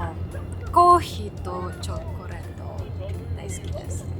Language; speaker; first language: Japanese; non-native, learner; Polish